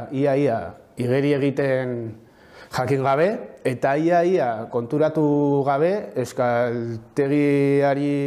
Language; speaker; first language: Basque; non-native, local second language; Spanish